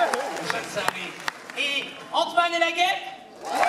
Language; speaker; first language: French; native; French